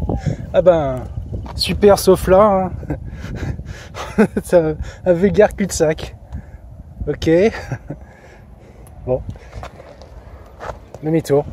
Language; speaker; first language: French; native; French